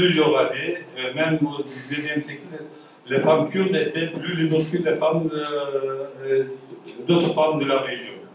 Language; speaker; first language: French; non-native, fluent; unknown